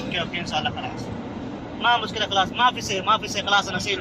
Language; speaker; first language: Arabic; non-native, learner; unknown